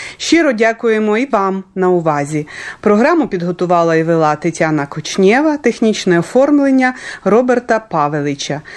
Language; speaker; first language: Ukrainian; early bilingual, heritage; Ukrainian